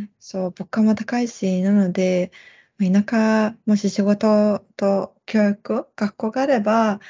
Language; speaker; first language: Japanese; non-native, fluent; Mongolian